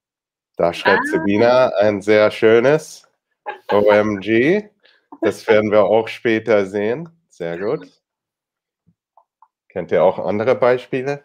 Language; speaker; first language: German; non-native, fluent; English